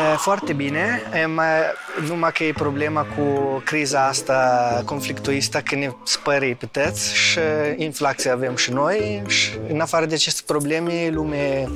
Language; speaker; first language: Romanian; non-native, fluent; Italian